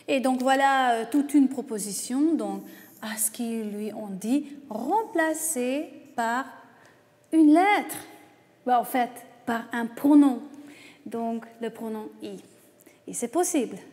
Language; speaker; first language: French; non-native, fluent; Hungarian